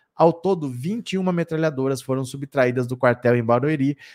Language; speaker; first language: Portuguese; native; Portuguese